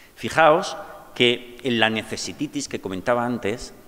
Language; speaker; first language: Spanish; native; Spanish